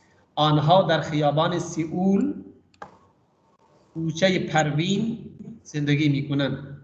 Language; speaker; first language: Persian; non-native, fluent; Urdu